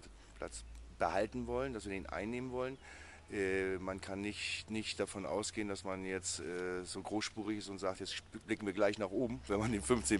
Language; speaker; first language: German; native; German